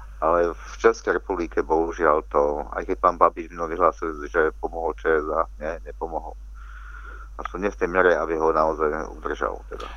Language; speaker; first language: Slovak; native; Slovak